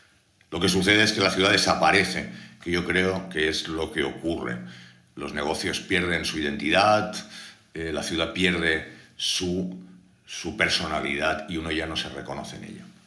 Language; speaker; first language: Spanish; native; Spanish